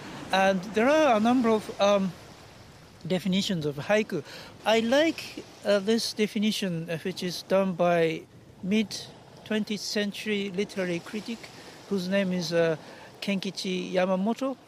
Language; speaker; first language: English; non-native, fluent; Japanese